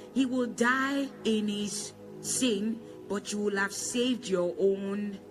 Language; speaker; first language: English; non-native, local second language; Igbo